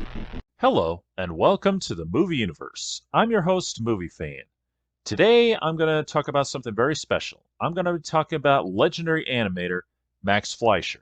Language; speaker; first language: English; native; English